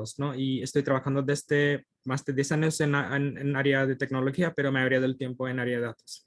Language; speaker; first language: Spanish; non-native, fluent; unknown